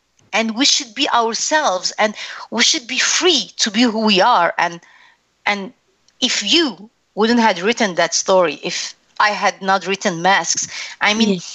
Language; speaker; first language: English; non-native, fluent; Arabic